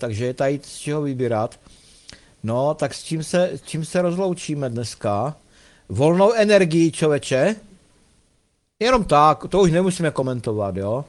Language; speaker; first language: Czech; native; Czech